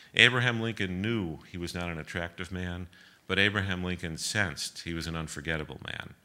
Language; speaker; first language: English; native; English